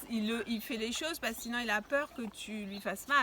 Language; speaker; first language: French; native; French